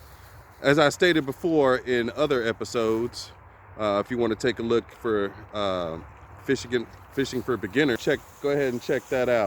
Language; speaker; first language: English; native; English